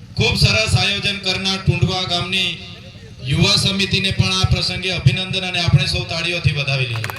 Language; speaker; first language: Gujarati; non-native, local second language; Vasavi